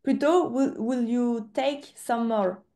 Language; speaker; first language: English; non-native, fluent; French